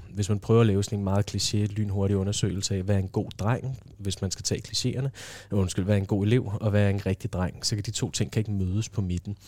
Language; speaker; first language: Danish; native; Danish